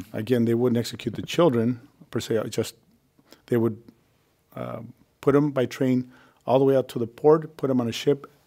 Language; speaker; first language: English; early bilingual, other home language; Spanish